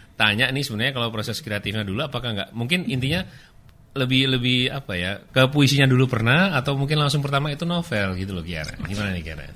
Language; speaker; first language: Indonesian; native; Indonesian